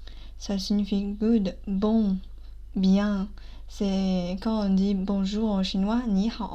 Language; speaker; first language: French; non-native, fluent; Chinese